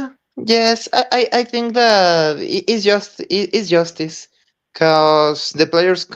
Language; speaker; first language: English; non-native, learner; Spanish